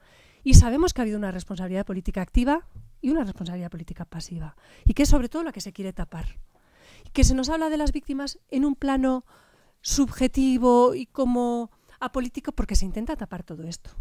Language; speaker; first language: Spanish; native; Spanish